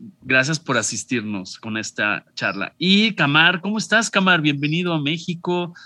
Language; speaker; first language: Spanish; native; Spanish